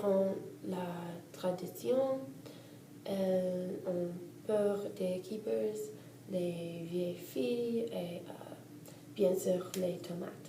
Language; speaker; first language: French; non-native, learner; English